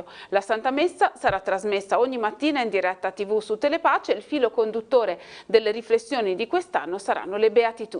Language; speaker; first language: Italian; native; Italian